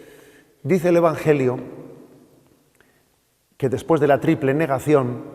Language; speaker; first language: Spanish; native; Spanish